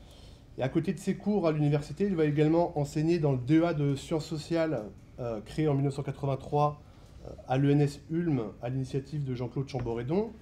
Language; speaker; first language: French; native; French